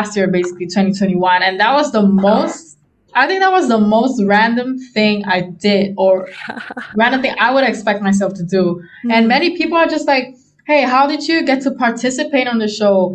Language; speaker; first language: English; non-native, local second language; Chinese